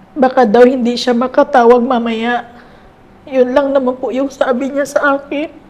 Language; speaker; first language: Filipino; non-native, local second language; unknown